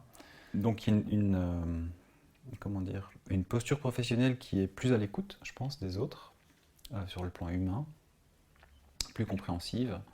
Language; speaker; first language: French; native; French